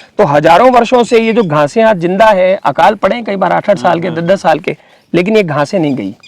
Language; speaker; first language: Hindi; native; Hindi